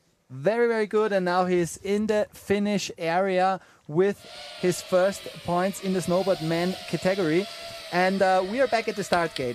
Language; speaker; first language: English; non-native, fluent; German